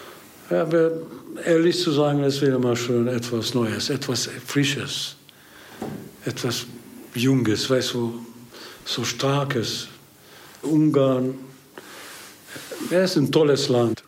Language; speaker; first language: German; non-native, learner; Hungarian